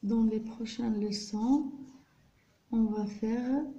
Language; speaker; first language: French; non-native, local second language; Arabic